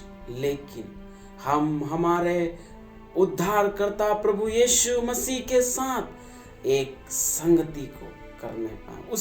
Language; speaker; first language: Hindi; native; Hindi